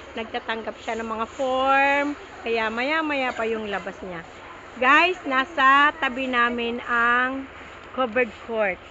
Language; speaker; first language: Filipino; non-native, local second language; Bikol